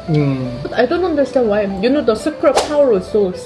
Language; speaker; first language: English; non-native, learner; Korean